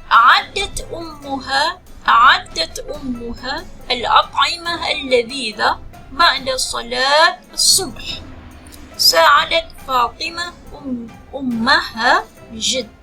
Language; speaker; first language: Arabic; non-native, fluent; Malay